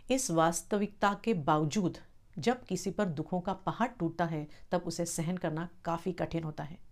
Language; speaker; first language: Hindi; non-native, local second language; Marathi